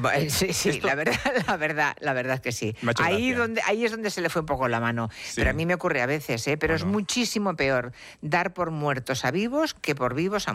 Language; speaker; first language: Spanish; native; Spanish